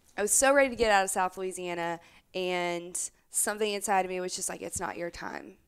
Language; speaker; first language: English; native; English